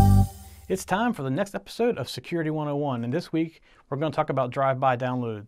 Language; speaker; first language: English; native; English